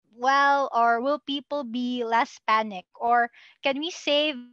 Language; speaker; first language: English; non-native, local second language; Cebuano